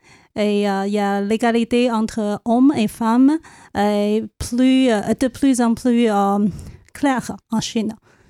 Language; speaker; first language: French; non-native, learner; Chinese